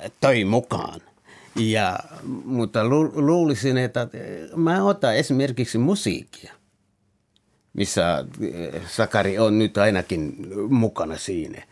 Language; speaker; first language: Finnish; non-native, fluent; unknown